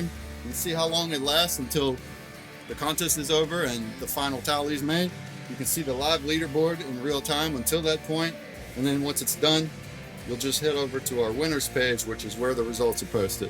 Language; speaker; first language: English; native; English